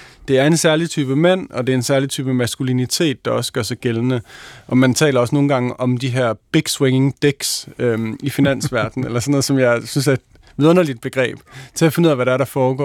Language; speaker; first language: Danish; native; Danish